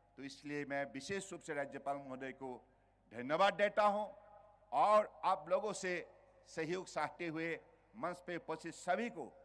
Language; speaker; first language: Hindi; native; Hindi